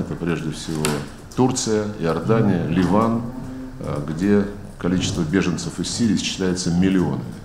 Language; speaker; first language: Russian; native; Russian